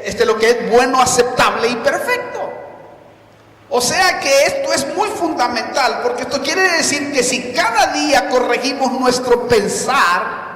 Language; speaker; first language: Spanish; native; Spanish